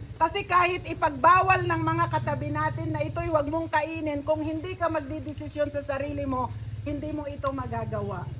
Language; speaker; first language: Filipino; non-native, local second language; Iloko